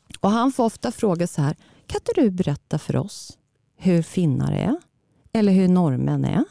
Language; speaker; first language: Swedish; early bilingual, other home language; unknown